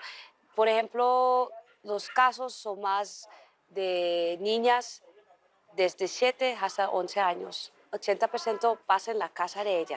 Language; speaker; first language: Spanish; non-native, learner; Dutch